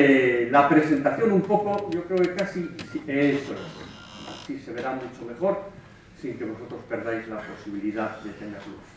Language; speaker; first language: Spanish; native; Spanish